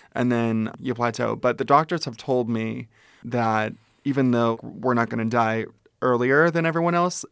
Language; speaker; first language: English; native; English